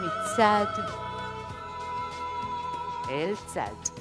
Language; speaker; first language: Hebrew; native; Hebrew